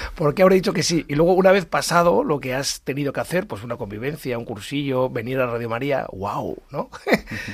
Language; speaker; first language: Spanish; native; Spanish